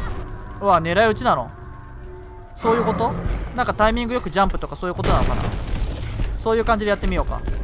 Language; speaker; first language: Japanese; native; Japanese